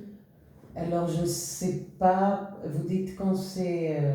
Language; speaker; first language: French; non-native, fluent; Spanish